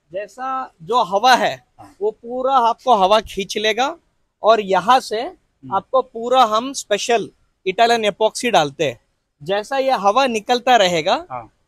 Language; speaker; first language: Hindi; non-native, local second language; Kannada